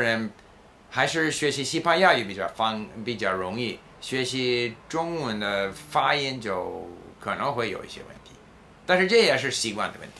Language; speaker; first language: Chinese; non-native, fluent; English